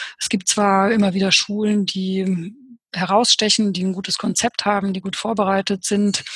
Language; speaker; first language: German; early bilingual, other home language; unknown